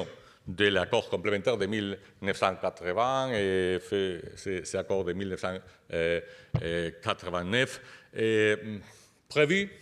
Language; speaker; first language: French; non-native, fluent; Spanish